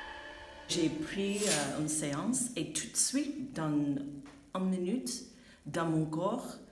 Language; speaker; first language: French; non-native, fluent; English